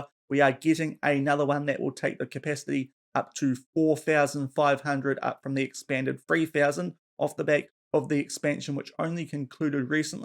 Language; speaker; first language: English; native; English